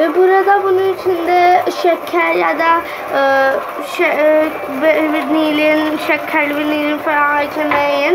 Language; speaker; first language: Turkish; non-native, learner; Urdu